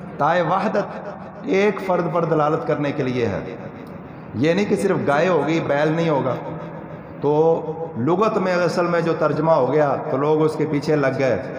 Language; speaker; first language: Urdu; non-native, local second language; Punjabi